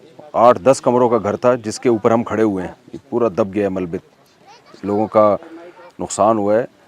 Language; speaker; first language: Urdu; native; Urdu